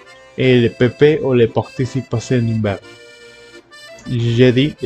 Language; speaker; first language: French; non-native, learner; Spanish